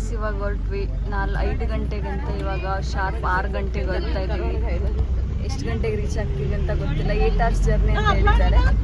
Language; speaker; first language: Kannada; native; Kannada